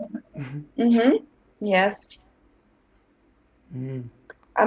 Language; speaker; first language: English; non-native, fluent; German